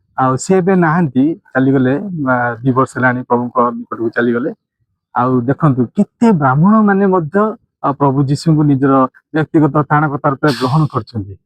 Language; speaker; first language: Odia; native; Odia